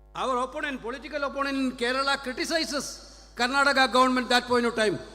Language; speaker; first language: English; non-native, local second language; Malayalam